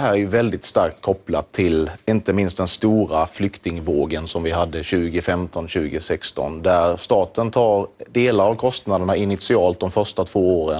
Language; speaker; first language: Swedish; native; Swedish